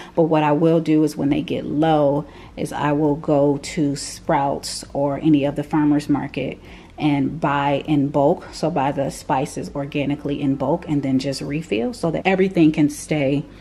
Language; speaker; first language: English; native; English